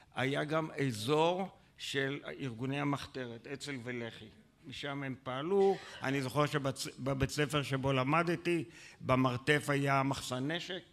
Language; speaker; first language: Hebrew; native; Hebrew